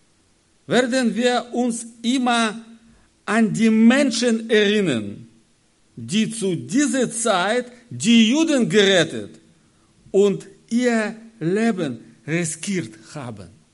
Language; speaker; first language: German; non-native, learner; Russian